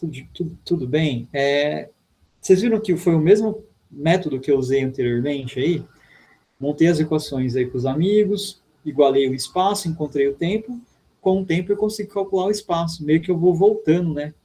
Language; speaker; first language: Portuguese; native; Portuguese